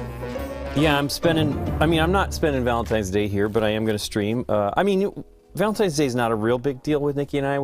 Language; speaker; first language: English; native; English